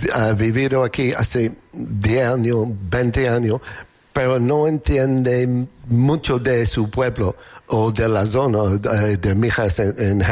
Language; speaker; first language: Spanish; non-native, fluent; English